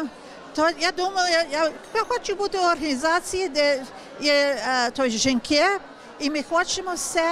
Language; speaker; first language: Ukrainian; early bilingual, heritage; English